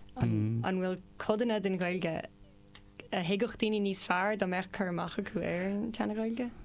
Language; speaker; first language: Irish; non-native, local second language; English